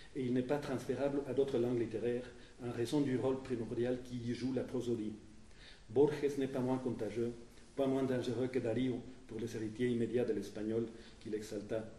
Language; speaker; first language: French; non-native, fluent; Spanish